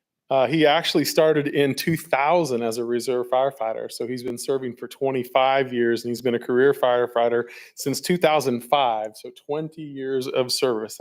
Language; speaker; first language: English; native; English